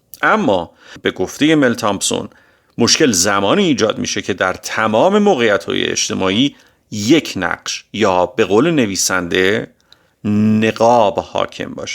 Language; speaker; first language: Persian; native; Persian